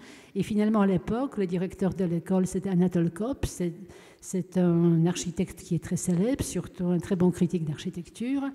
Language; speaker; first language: French; non-native, fluent; Polish